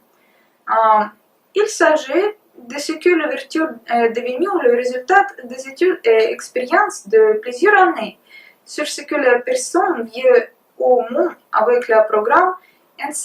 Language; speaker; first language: French; non-native, learner; Russian